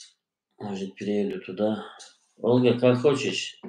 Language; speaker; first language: Russian; non-native, learner; Turkish